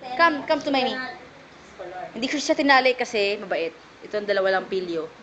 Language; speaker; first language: Filipino; native; Filipino